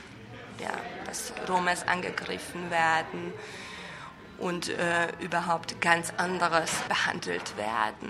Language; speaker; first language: German; non-native, fluent; Hungarian